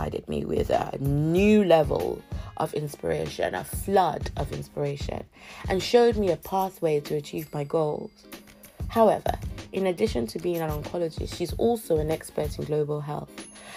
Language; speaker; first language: English; non-native, local second language; Yoruba